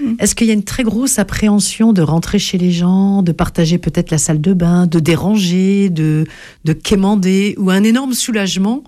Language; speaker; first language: French; native; French